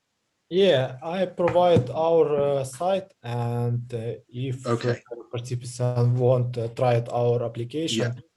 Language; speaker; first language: English; non-native, learner; Russian